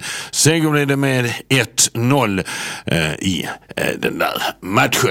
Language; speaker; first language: Swedish; native; Swedish